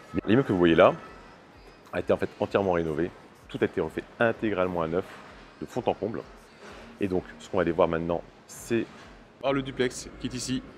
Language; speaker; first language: French; native; French